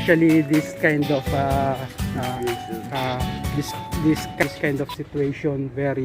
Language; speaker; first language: English; non-native, local second language; Filipino